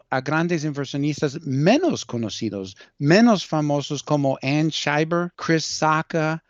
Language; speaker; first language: Spanish; early bilingual, heritage; Spanish